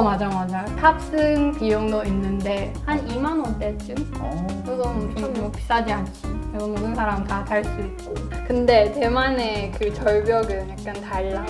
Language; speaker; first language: Korean; non-native, fluent; Chinese